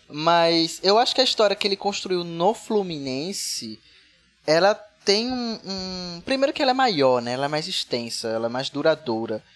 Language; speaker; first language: Portuguese; native; Portuguese